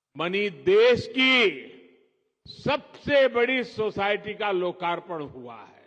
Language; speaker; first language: Hindi; non-native, local second language; Gujarati